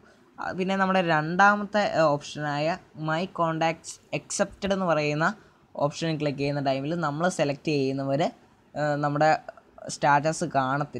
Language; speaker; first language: Malayalam; native; Malayalam